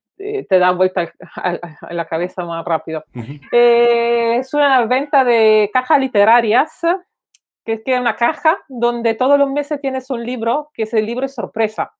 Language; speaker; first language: Spanish; non-native, fluent; Italian